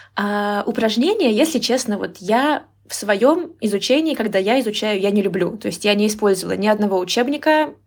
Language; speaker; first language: Russian; native; Russian